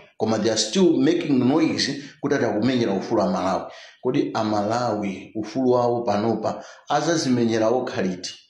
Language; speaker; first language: Nyanja; native; Nyanja